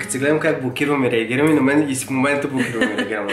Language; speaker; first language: Bulgarian; native; Bulgarian